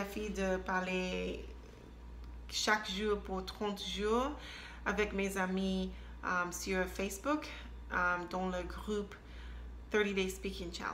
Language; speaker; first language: French; non-native, learner; English